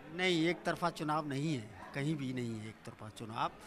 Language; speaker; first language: Hindi; native; Hindi